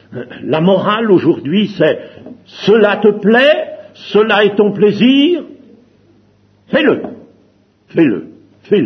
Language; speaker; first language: French; native; French